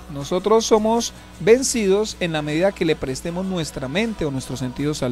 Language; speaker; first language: Spanish; native; Spanish